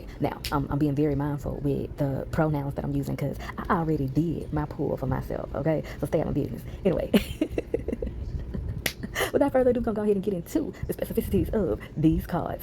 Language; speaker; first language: English; native; English